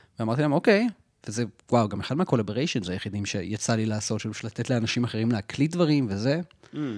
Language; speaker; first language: Hebrew; native; Hebrew